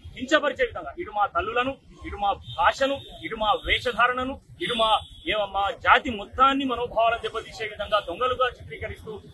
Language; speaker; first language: Telugu; native; Telugu